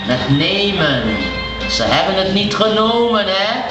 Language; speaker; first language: Dutch; non-native, local second language; Papiamento